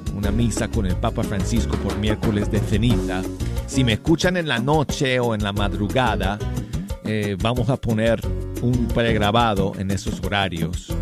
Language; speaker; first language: Spanish; non-native, fluent; English